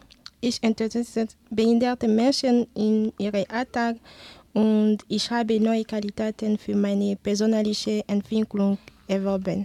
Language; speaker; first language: German; non-native, learner; Ewe